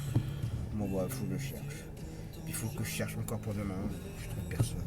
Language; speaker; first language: French; native; French